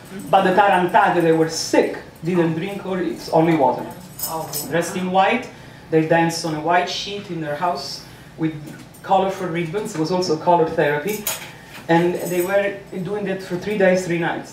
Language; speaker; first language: English; non-native, fluent; Italian